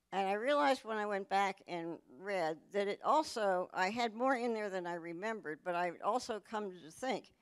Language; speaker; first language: English; native; English